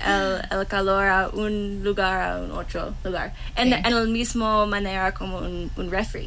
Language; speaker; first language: Spanish; non-native, learner; English